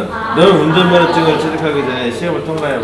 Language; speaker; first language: Korean; native; Korean